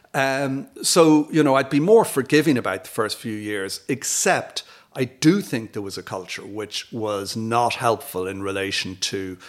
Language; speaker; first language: English; native; English